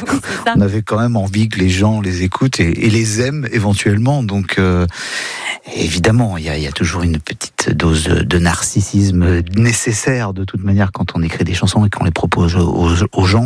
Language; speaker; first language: French; native; French